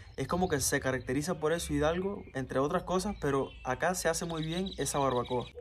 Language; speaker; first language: Spanish; native; Spanish